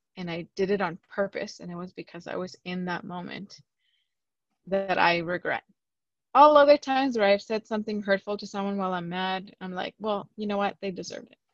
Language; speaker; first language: English; early bilingual, other home language; Spanish